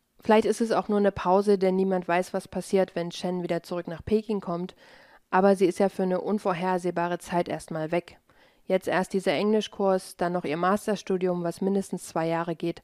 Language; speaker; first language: German; native; German